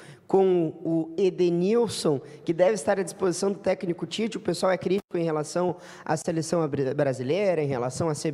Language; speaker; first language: Portuguese; native; Portuguese